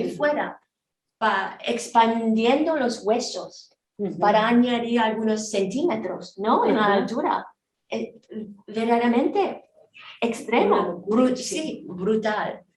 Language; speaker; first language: Spanish; non-native, fluent; Korean